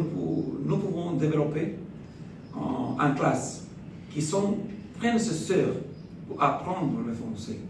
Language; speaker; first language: French; non-native, fluent; Spanish